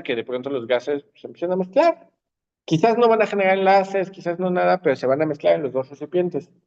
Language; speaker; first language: Spanish; native; Spanish